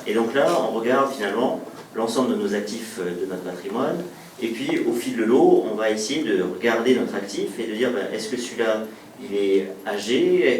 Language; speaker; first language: French; native; French